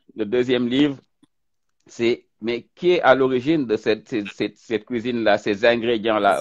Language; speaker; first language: French; non-native, local second language; Wolof